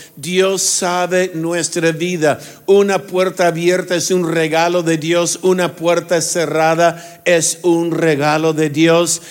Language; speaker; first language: Spanish; non-native, fluent; English